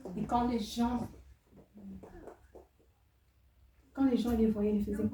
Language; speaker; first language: French; non-native, local second language; Lingala